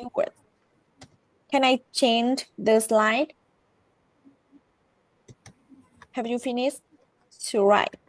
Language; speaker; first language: English; non-native, learner; Vietnamese